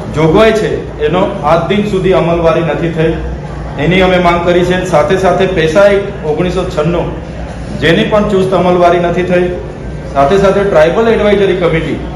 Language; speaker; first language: Gujarati; non-native, local second language; Bhili